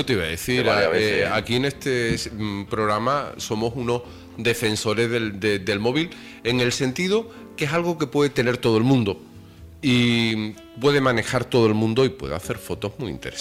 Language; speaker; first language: Spanish; native; Spanish